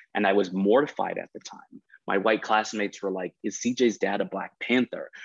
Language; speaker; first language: English; native; English